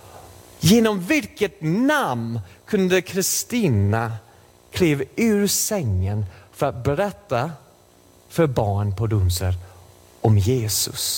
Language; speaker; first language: Swedish; non-native, fluent; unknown